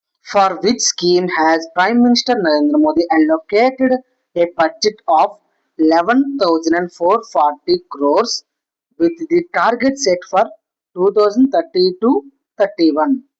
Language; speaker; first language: English; non-native, local second language; Telugu